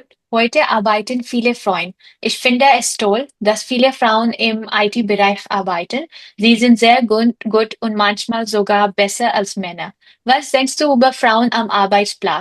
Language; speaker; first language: German; non-native, learner; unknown